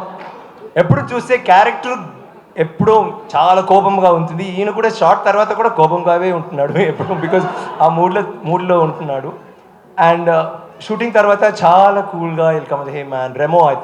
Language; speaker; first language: Telugu; non-native, local second language; Tamil